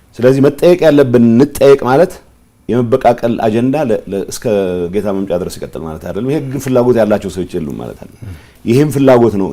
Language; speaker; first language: Amharic; non-native, local second language; Tigrinya